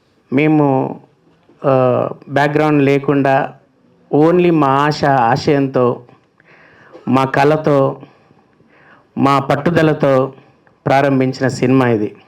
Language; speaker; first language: Telugu; native; Telugu